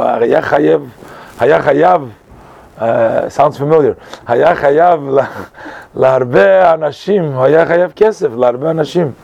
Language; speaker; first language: Hebrew; non-native, fluent; English